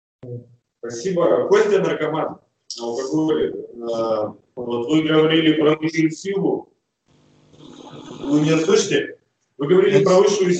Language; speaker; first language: Russian; native; Russian